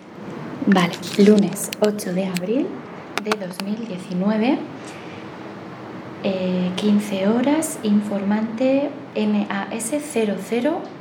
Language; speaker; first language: Spanish; native; Spanish